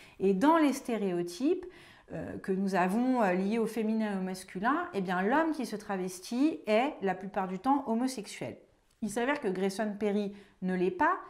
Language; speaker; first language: French; native; French